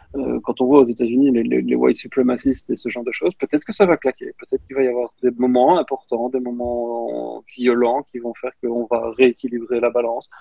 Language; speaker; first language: French; native; French